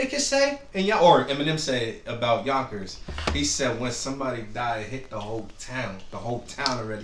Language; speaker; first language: English; native; English